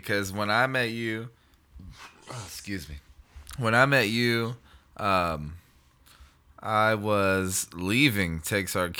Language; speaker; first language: English; native; English